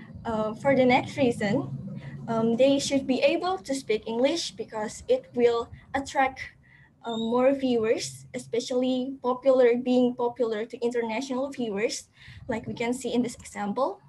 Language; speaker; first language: English; non-native, fluent; Indonesian